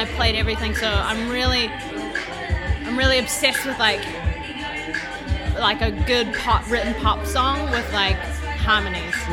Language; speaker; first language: English; native; English